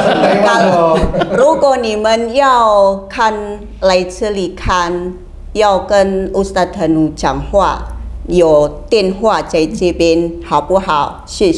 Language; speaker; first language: Chinese; non-native, learner; Indonesian